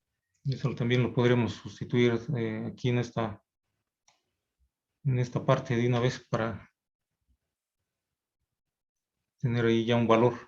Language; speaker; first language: Spanish; native; Spanish